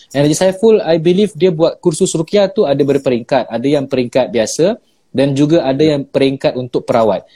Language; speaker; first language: Malay; native; Malay